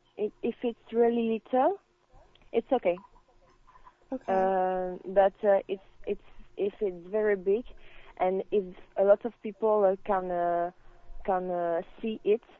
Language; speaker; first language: English; non-native, learner; French